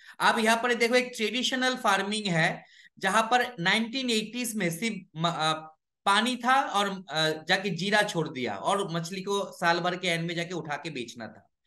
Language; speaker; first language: Hindi; non-native, local second language; Bangla